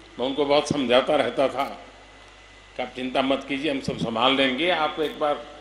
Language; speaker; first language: Hindi; non-native, local second language; Gujarati